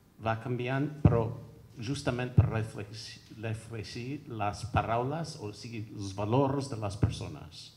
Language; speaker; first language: Catalan; non-native, fluent; English